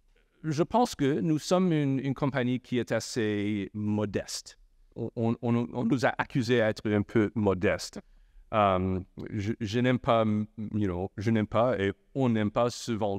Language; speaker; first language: French; non-native, local second language; English